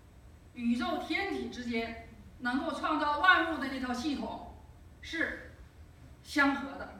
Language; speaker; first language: Chinese; native; Chinese